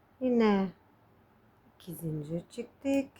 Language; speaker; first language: Turkish; non-native, fluent; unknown